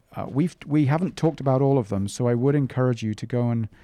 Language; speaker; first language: English; native; English